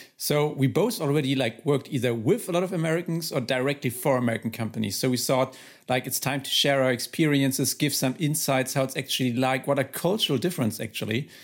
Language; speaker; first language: English; non-native, fluent; German